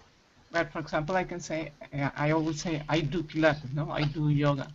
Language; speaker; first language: English; non-native, learner; Spanish